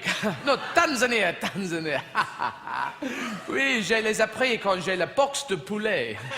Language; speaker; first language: French; non-native, fluent; English